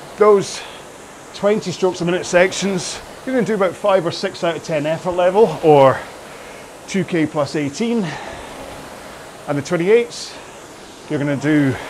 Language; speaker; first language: English; native; English